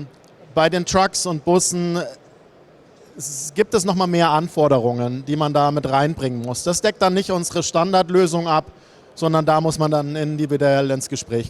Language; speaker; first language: German; native; German